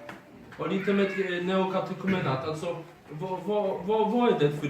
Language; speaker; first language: Swedish; non-native, fluent; Polish